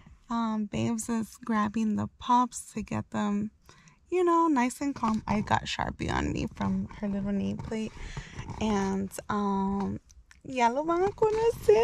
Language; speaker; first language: English; early bilingual, other home language; Spanish